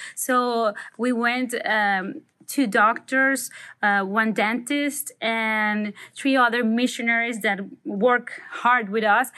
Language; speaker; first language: English; non-native, fluent; Spanish